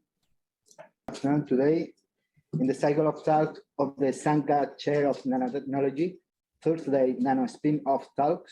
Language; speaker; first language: English; non-native, fluent; Spanish